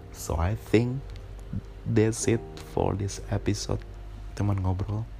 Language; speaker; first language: English; non-native, learner; Indonesian